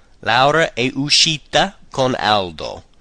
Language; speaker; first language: Italian; non-native, fluent; English